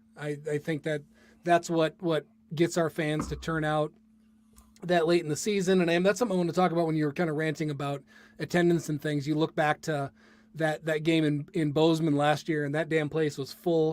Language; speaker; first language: English; native; English